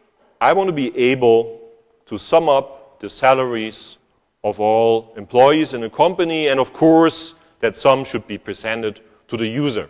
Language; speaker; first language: English; non-native, fluent; German